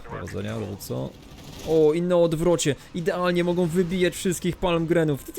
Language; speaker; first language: Polish; native; Polish